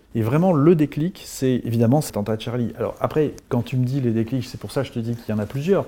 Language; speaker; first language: French; native; French